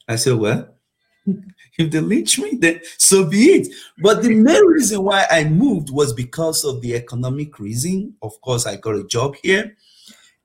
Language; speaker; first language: English; non-native, local second language; Yoruba